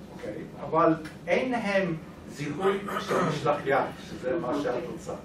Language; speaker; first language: Hebrew; non-native, fluent; English